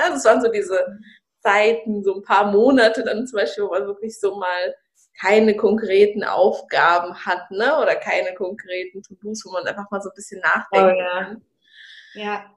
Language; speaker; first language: German; early bilingual, other home language; Russian